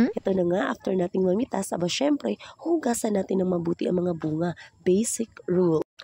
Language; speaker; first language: Filipino; non-native, local second language; Cebuano